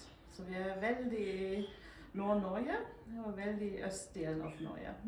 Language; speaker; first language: Norwegian; non-native, fluent; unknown